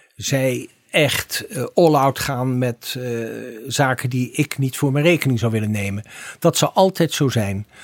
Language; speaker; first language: Dutch; native; Dutch